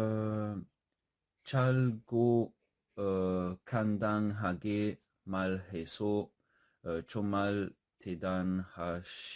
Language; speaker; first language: Korean; non-native, learner; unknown